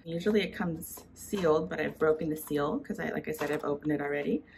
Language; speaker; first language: English; early bilingual, other home language; Spanish